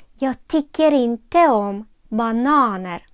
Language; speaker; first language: Swedish; non-native, fluent; Ukrainian